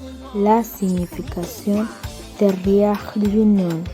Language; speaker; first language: French; non-native, learner; Spanish